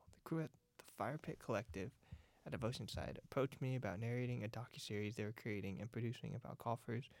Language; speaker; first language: English; native; English